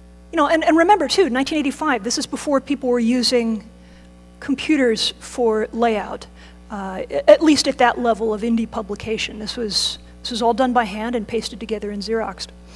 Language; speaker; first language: English; native; English